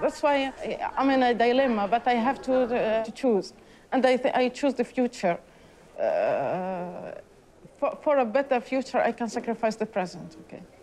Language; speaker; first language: English; non-native, fluent; Arabic